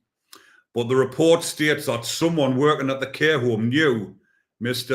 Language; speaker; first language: English; native; English